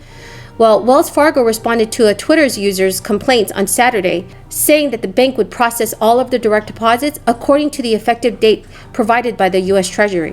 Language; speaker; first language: English; native; English